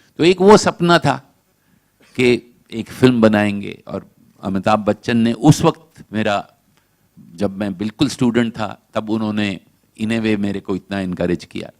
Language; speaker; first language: Hindi; non-native, local second language; Kashmiri